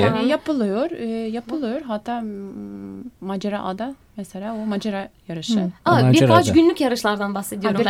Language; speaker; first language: Turkish; non-native, fluent; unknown